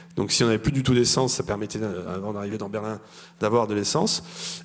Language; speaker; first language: French; native; French